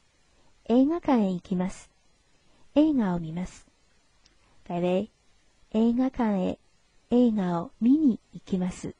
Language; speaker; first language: Japanese; non-native, fluent; Chinese